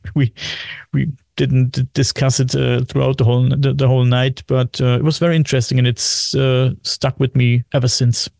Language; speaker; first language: English; non-native, fluent; German